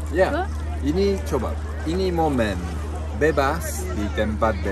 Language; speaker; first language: Indonesian; non-native, fluent; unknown